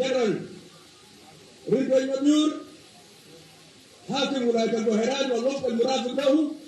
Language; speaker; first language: Arabic; non-native, local second language; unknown